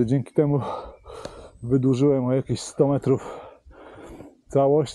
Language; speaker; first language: Polish; native; Polish